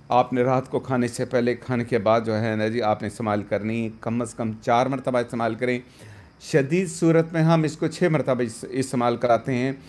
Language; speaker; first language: Urdu; native; Urdu